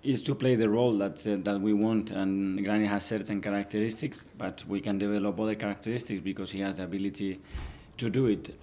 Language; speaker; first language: English; non-native, fluent; Spanish